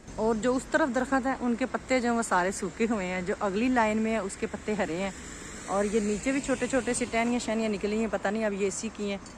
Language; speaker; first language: Urdu; native; Urdu